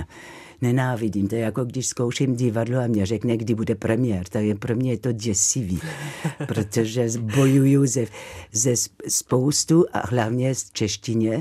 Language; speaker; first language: Czech; non-native, fluent; French